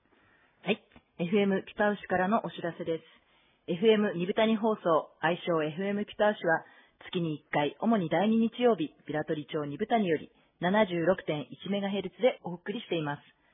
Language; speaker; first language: Japanese; native; Japanese